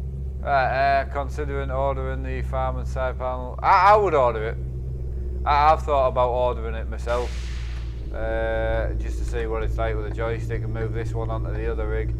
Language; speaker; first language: English; native; English